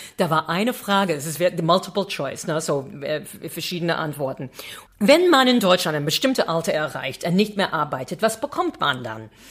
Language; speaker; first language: German; non-native, fluent; English